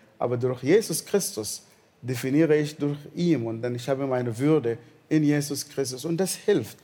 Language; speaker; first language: German; non-native, fluent; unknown